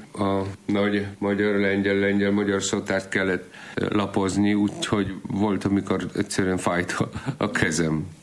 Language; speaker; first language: Hungarian; non-native, fluent; Polish